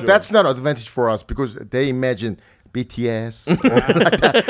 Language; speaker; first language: English; early bilingual, other home language; Korean